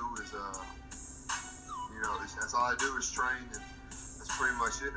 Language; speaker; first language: English; native; English